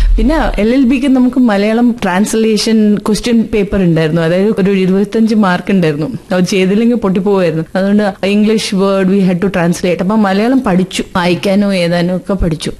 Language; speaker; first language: Malayalam; early bilingual, heritage; Malayalam